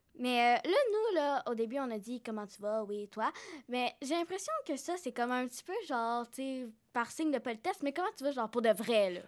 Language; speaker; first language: French; native; French